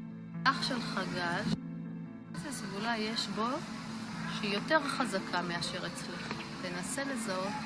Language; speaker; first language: Hebrew; native; Hebrew